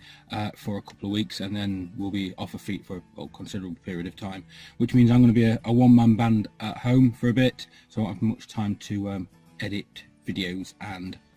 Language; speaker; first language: English; native; English